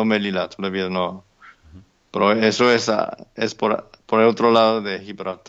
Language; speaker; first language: Spanish; non-native, fluent; English